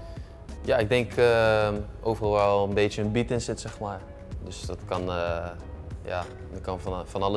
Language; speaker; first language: Dutch; native; Dutch